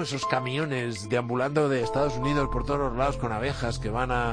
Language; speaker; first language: Spanish; native; Spanish